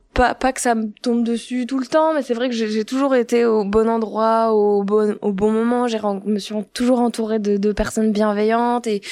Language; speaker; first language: French; native; French